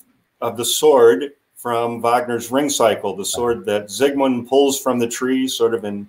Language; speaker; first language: English; native; English